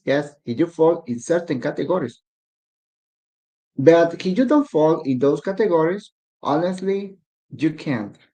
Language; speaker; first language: English; non-native, learner; Spanish